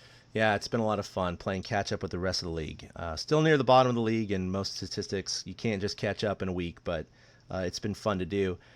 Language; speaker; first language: English; native; English